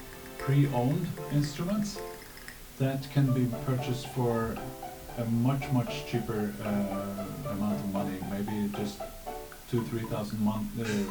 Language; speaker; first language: English; non-native, fluent; Norwegian